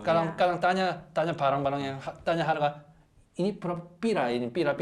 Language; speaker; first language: Indonesian; non-native, learner; Korean